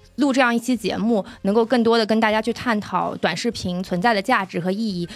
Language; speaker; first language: Chinese; native; Chinese